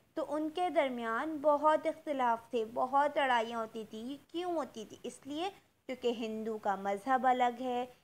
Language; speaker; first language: Urdu; native; Urdu